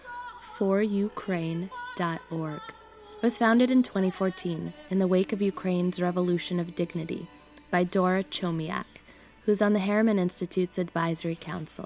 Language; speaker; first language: English; early bilingual, other home language; Russian